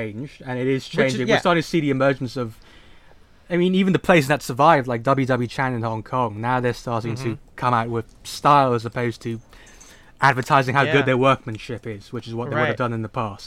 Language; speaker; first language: English; non-native, local second language; Cantonese